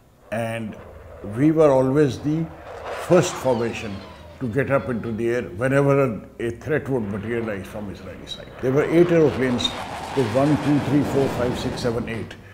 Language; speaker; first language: English; non-native, local second language; Urdu